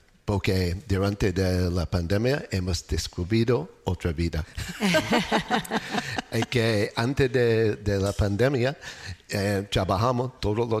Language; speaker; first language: Spanish; non-native, learner; English